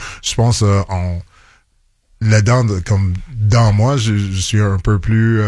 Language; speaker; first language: French; non-native, local second language; English